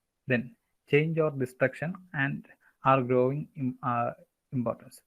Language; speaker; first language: English; non-native, local second language; Malayalam